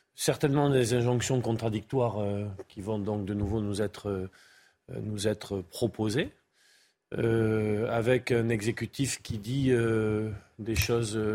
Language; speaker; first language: French; native; French